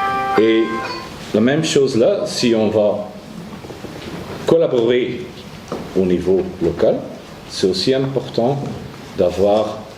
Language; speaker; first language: French; non-native, learner; Dutch